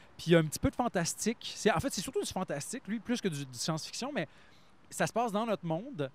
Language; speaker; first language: French; native; French